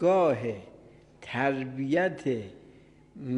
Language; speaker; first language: Persian; native; Persian